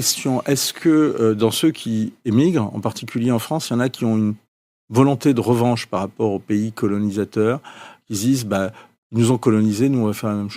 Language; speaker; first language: French; native; French